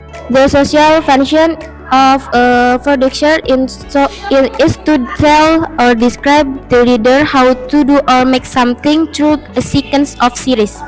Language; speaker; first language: English; non-native, learner; Indonesian